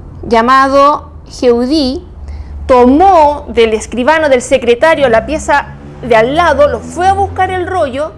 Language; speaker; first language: Spanish; native; Spanish